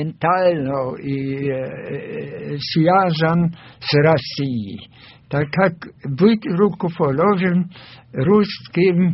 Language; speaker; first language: Russian; non-native, fluent; German